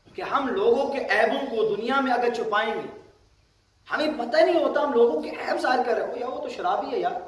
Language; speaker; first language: Urdu; early bilingual, other home language; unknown